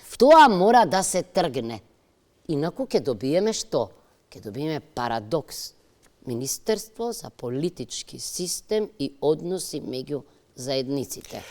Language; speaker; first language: Macedonian; native; Macedonian